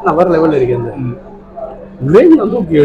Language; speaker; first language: Tamil; native; Tamil